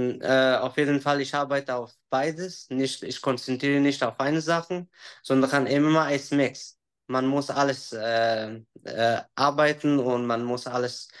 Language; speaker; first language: German; non-native, learner; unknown